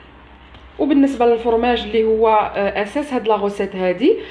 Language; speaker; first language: Arabic; native; Arabic